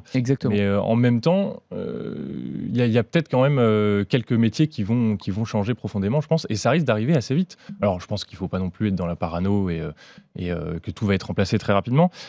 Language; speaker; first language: French; native; French